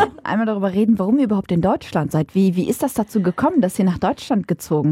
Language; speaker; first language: German; native; German